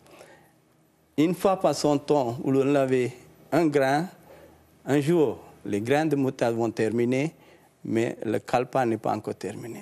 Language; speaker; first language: French; non-native, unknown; Sinhala